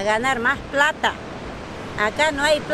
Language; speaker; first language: Spanish; non-native, local second language; Quechua